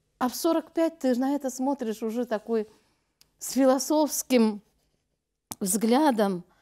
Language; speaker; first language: Russian; non-native, local second language; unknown